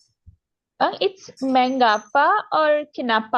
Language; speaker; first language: Indonesian; non-native, learner; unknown